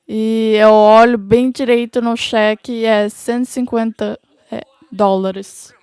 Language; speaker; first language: Portuguese; non-native, learner; English